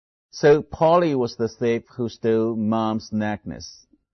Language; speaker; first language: English; non-native, fluent; Chinese